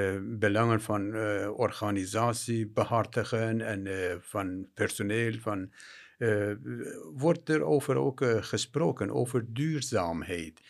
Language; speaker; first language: Dutch; non-native, fluent; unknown